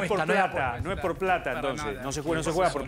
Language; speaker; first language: Spanish; native; Spanish